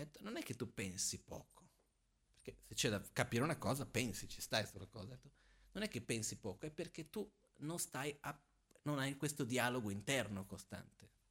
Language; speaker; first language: Italian; non-native, fluent; Portuguese